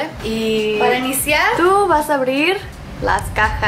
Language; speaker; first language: Spanish; early bilingual, heritage; English